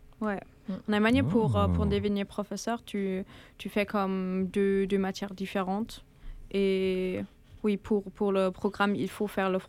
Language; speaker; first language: French; non-native, fluent; German